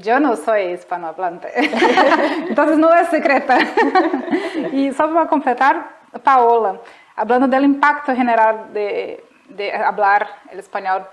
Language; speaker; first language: Spanish; non-native, fluent; Portuguese